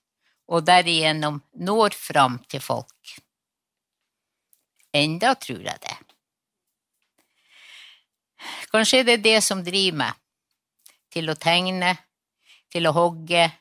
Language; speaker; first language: Norwegian; non-native, local second language; Northern Sami